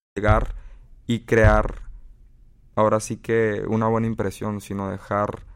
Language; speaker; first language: Spanish; native; Spanish